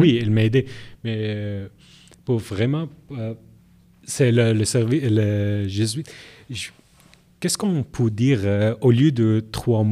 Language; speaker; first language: French; non-native, learner; Arabic